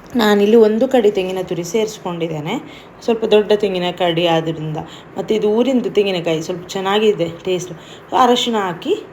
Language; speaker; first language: Kannada; non-native, local second language; Tulu